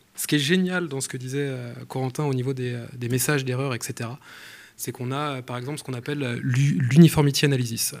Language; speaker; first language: French; native; French